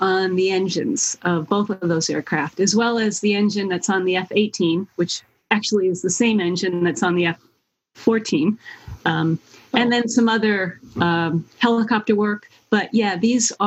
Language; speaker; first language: English; native; English